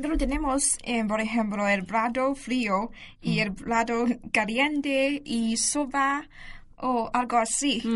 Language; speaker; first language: Spanish; non-native, learner; Chinese